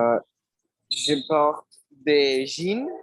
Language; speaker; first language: French; non-native, learner; Spanish